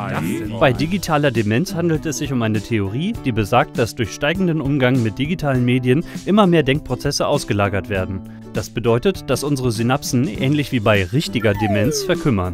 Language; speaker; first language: German; native; German